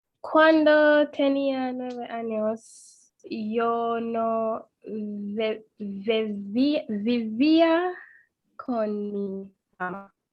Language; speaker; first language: Spanish; non-native, learner; English